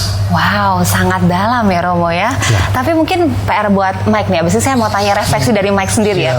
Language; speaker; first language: Indonesian; native; Indonesian